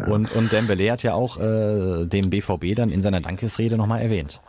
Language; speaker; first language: German; native; German